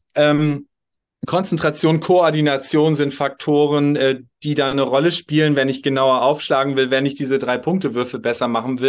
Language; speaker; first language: German; native; German